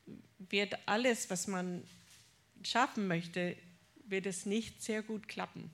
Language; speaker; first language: German; non-native, fluent; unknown